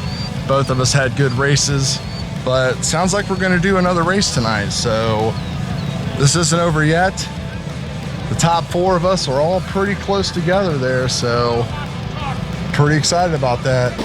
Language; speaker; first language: English; native; English